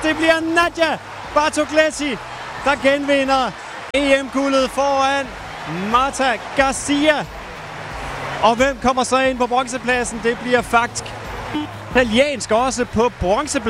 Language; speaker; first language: Danish; native; Danish